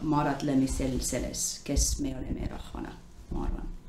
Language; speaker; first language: Estonian; non-native, learner; English